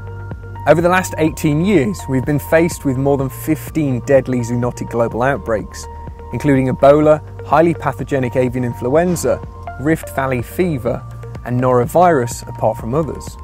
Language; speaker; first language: English; native; English